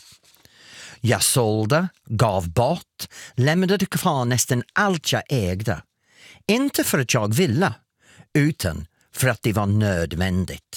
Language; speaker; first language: Swedish; non-native, fluent; English